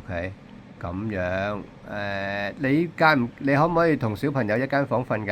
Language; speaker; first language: Cantonese; native; Cantonese